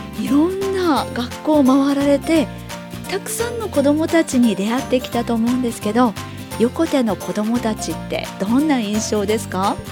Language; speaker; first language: Japanese; native; Japanese